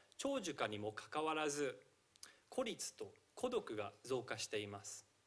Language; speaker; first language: Japanese; non-native, fluent; English